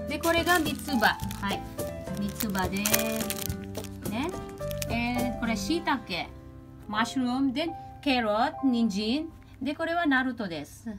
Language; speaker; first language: Japanese; non-native, fluent; Filipino